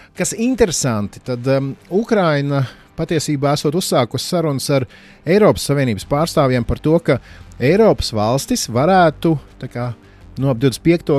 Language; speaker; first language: Latvian; native; Latvian